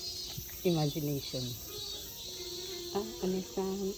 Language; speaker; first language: Japanese; non-native, learner; Filipino